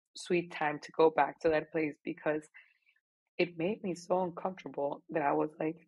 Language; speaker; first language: English; non-native, fluent; Spanish